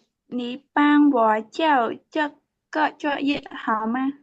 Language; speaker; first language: Chinese; non-native, learner; Khmer